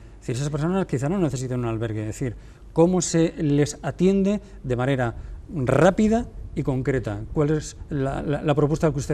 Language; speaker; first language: Spanish; native; Spanish